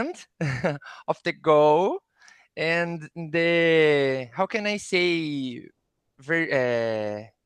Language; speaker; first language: English; non-native, learner; Portuguese